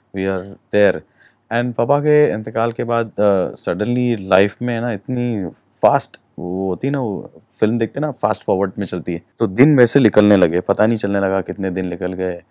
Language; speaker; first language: Hindi; native; Hindi